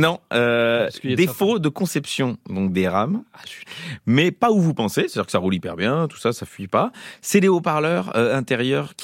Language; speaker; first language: French; native; French